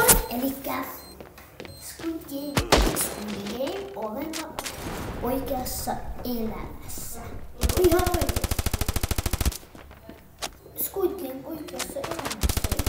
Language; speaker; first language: Finnish; early bilingual, other home language; Russian